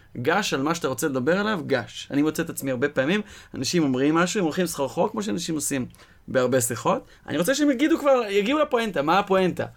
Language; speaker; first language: Hebrew; native; Hebrew